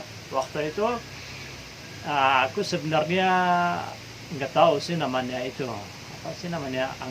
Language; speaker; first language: Indonesian; non-native, fluent; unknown